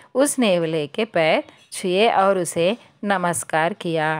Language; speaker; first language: Hindi; non-native, local second language; Telugu